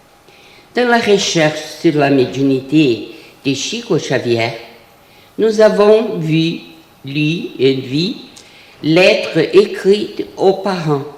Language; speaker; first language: French; non-native, fluent; Portuguese